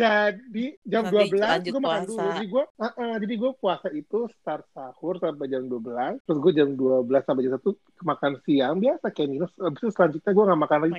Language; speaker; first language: Indonesian; native; Indonesian